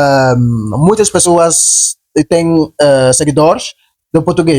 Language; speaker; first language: Portuguese; non-native, learner; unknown